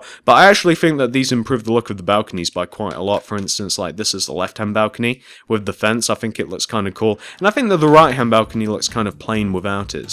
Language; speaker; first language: English; native; English